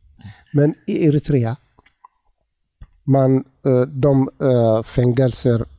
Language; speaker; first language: Swedish; non-native, learner; Tigrinya